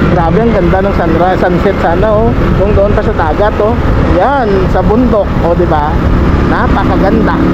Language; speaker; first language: Filipino; native; Filipino